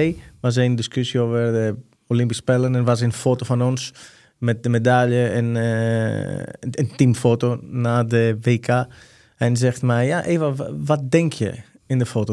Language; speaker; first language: Dutch; non-native, fluent; Greek